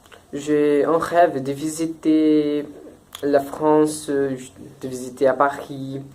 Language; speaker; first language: French; non-native, learner; Portuguese